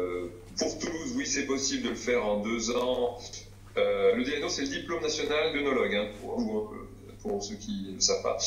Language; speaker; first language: French; native; French